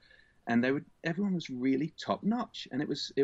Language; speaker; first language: English; native; English